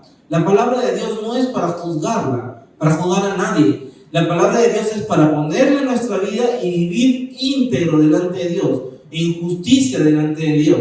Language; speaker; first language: Spanish; native; Spanish